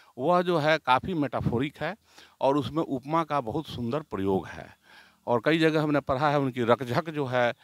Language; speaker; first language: Hindi; native; Hindi